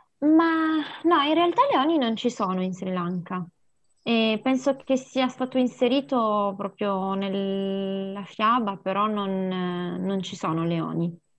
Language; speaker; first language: Italian; early bilingual, other home language; Sinhala